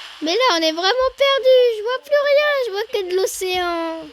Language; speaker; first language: French; native; French